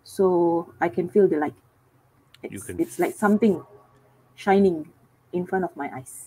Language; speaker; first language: English; non-native, local second language; Cantonese